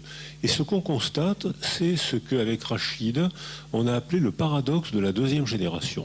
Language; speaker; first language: French; native; French